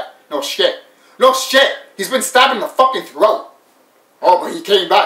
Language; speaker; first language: English; native; English